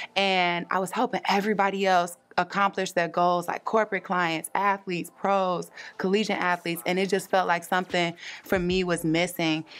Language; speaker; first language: English; native; English